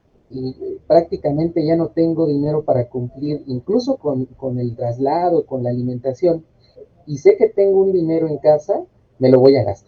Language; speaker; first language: Spanish; native; Spanish